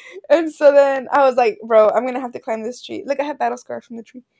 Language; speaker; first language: English; early bilingual, other home language; Spanish